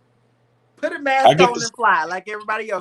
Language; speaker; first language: English; native; English